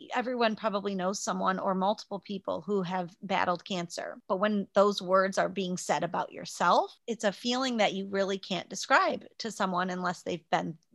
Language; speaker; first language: English; native; English